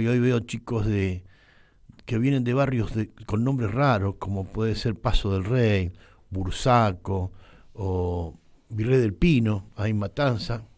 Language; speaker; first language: Spanish; native; Spanish